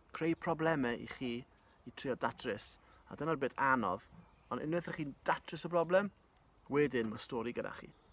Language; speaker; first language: Welsh; native; Welsh